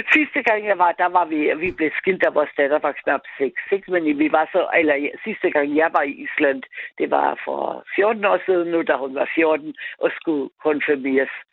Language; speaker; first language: Danish; non-native, fluent; German